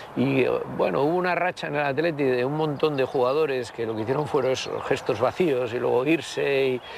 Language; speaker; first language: Spanish; native; Spanish